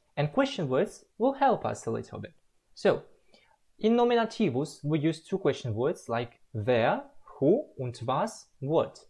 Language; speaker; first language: English; non-native, fluent; Russian